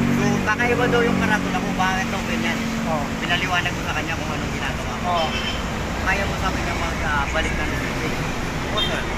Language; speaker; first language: Filipino; native; Filipino